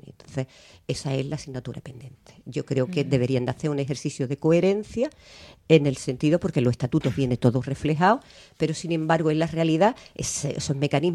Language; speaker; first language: Spanish; native; Spanish